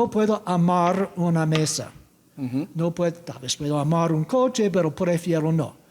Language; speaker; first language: Spanish; non-native, learner; English